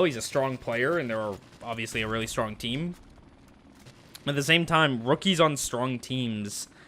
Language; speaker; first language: English; native; English